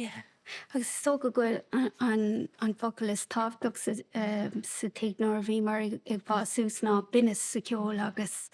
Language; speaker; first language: Irish; non-native, local second language; English